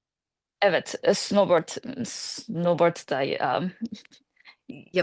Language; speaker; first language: Turkish; non-native, learner; English